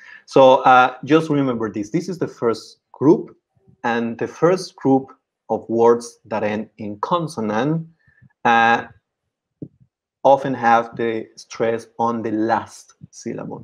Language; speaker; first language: English; non-native, fluent; Spanish